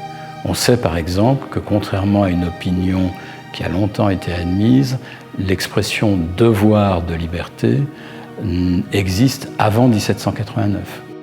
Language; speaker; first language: French; native; French